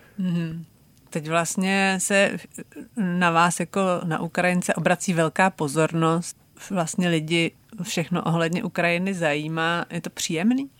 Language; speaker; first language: Czech; native; Czech